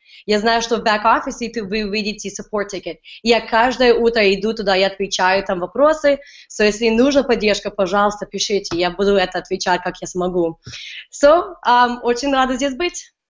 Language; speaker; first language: Russian; early bilingual, heritage; Russian